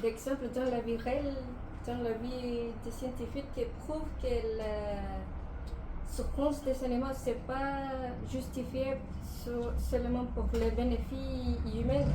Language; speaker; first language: French; non-native, learner; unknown